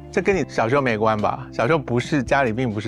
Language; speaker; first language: Chinese; native; Chinese